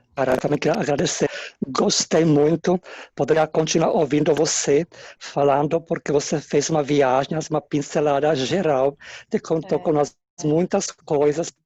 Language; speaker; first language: Portuguese; non-native, fluent; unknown